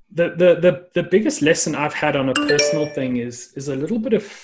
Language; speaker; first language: English; native; English